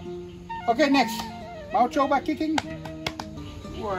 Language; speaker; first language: Indonesian; non-native, learner; Dutch